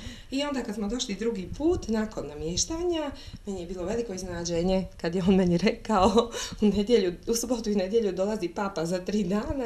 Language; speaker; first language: Croatian; native; Croatian